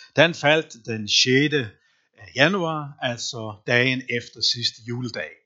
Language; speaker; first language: Danish; non-native, local second language; Faroese